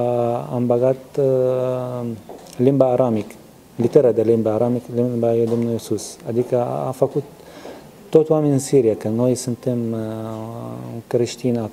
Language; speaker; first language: Romanian; non-native, learner; Arabic